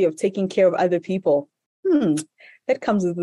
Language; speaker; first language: English; non-native, local second language; Shona